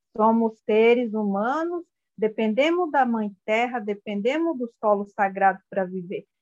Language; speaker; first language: Portuguese; non-native, local second language; Guarani